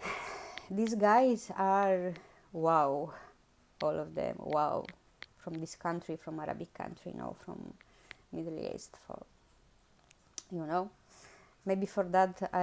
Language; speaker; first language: English; non-native, learner; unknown